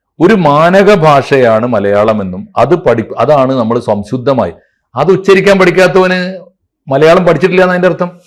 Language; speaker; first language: Malayalam; native; Malayalam